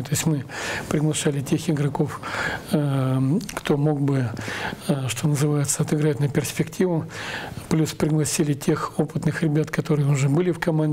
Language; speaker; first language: Russian; native; Russian